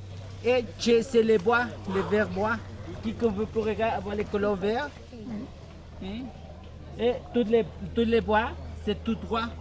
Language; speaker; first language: French; non-native, fluent; Spanish